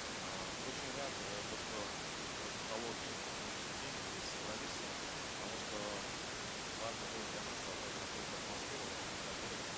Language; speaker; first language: Russian; native; Russian